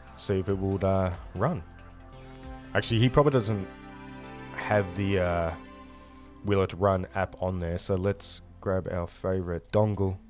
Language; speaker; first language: English; native; English